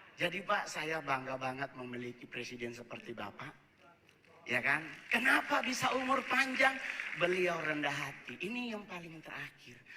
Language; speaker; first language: Indonesian; native; Indonesian